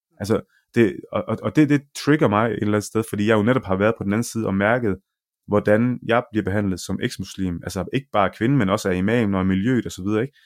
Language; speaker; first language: Danish; early bilingual, other home language; Arabic